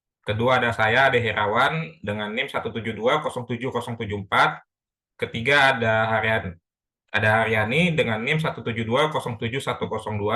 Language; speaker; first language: Indonesian; native; Indonesian